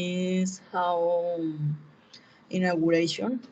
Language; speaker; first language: English; non-native, learner; Spanish